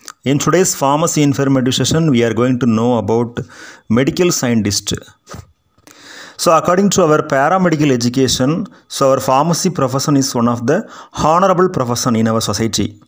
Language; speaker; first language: English; non-native, local second language; Tamil